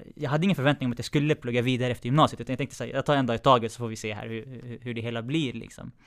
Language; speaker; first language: Swedish; native; Swedish